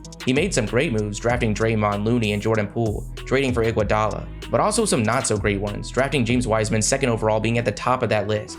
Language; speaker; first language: English; native; English